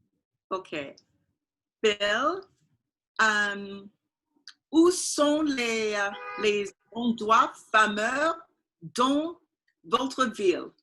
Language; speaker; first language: French; non-native, learner; English